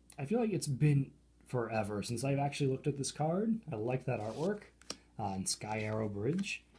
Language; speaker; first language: English; native; English